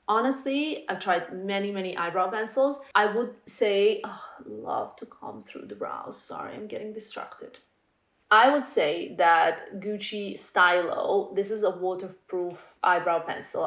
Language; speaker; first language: English; non-native, fluent; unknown